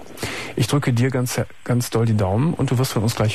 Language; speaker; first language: German; native; German